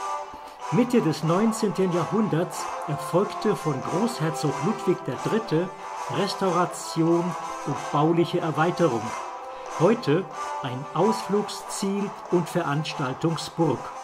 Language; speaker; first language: German; native; German